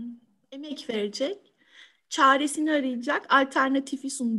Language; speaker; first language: Turkish; native; Turkish